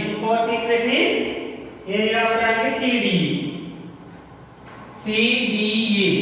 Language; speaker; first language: English; non-native, local second language; Telugu